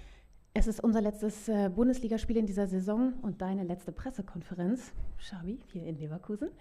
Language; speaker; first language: German; native; German